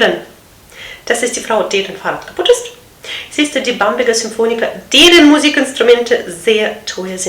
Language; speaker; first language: German; non-native, fluent; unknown